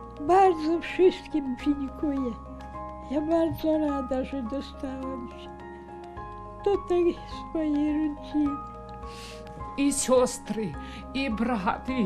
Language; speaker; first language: Polish; early bilingual, heritage; Polish